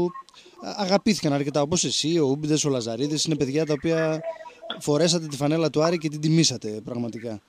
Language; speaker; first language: Greek; native; Greek